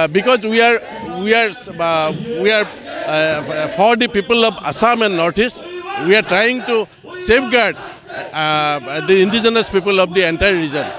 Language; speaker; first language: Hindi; non-native, local second language; Kok Borok